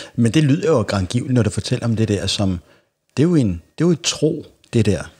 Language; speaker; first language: Danish; native; Danish